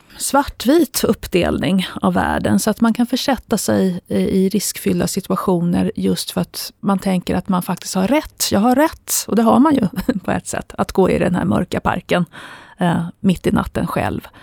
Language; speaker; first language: Swedish; native; Swedish